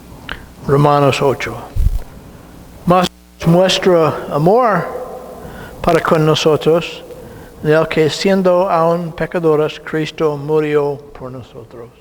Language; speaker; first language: Spanish; non-native, learner; English